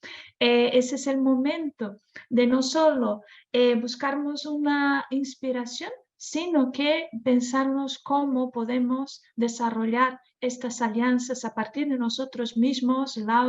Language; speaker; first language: Spanish; non-native, fluent; Portuguese